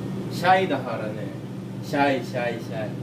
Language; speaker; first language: Japanese; non-native, fluent; Filipino